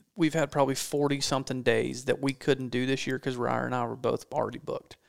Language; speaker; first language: English; native; English